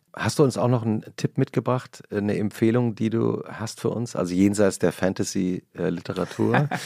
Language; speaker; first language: German; native; German